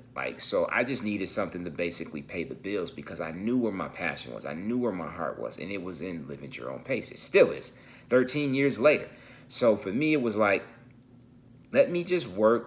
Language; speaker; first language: English; native; English